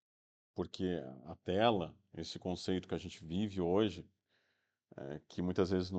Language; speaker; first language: Portuguese; native; Portuguese